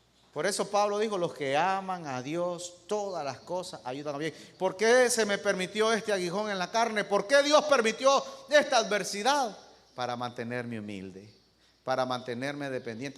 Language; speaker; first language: Spanish; native; Spanish